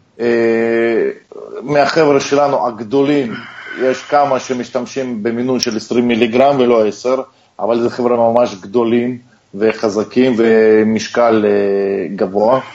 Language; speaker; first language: Hebrew; non-native, fluent; Russian